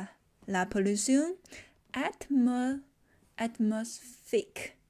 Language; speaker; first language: French; non-native, learner; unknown